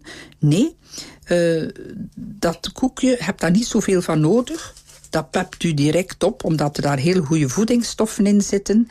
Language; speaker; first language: Dutch; native; Dutch